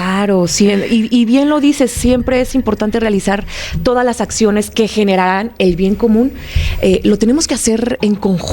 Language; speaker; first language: Spanish; native; Spanish